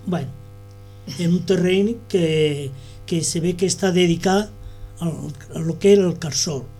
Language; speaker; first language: Catalan; non-native, local second language; Spanish